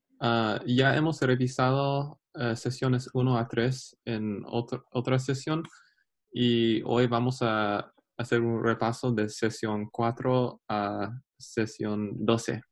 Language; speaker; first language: Spanish; non-native, learner; English